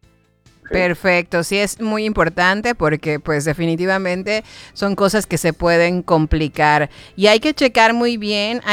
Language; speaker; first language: Spanish; native; Spanish